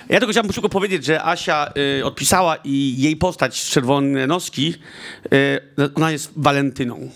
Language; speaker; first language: Polish; early bilingual, heritage; Polish